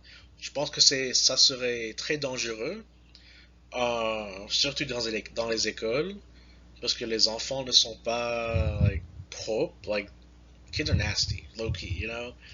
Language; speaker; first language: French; non-native, learner; English